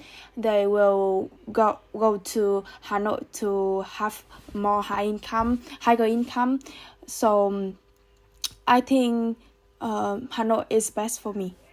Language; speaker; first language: English; non-native, learner; Vietnamese